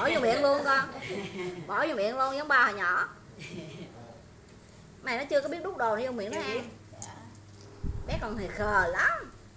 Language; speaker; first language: Vietnamese; native; Vietnamese